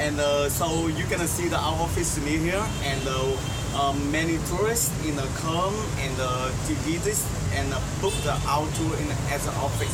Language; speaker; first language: English; non-native, learner; Vietnamese